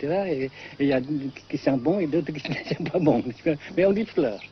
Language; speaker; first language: French; non-native, local second language; Vietnamese